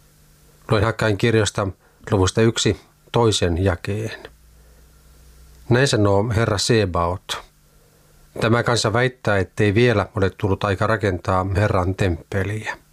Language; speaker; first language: Finnish; native; Finnish